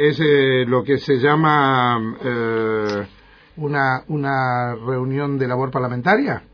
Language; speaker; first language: Spanish; native; Spanish